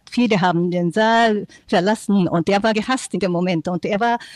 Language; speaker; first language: German; non-native, fluent; Japanese